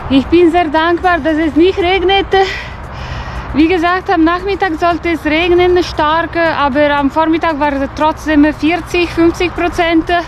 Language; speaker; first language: German; non-native, fluent; Italian